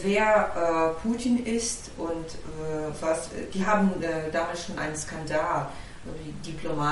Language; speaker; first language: German; non-native, fluent; Ukrainian